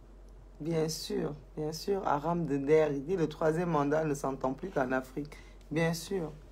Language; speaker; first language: French; non-native, local second language; Wolof